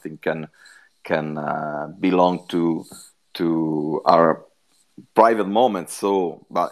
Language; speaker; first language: English; non-native, fluent; Italian